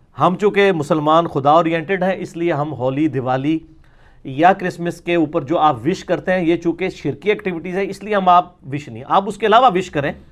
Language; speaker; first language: Urdu; non-native, local second language; Punjabi